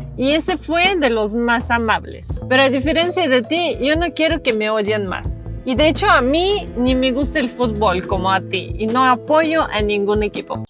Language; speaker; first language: Spanish; non-native, fluent; Russian